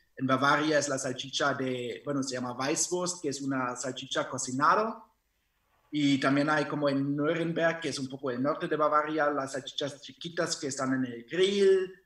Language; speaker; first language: Spanish; non-native, fluent; German